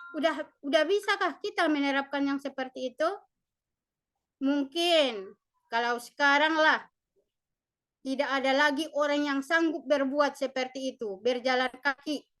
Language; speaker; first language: Indonesian; native; Indonesian